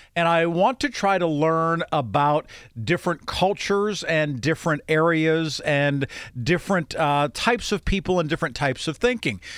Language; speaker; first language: English; native; English